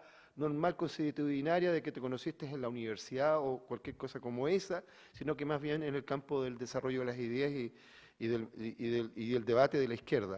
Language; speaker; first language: Spanish; native; Spanish